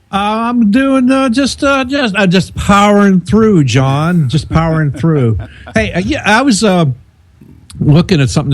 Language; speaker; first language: English; native; English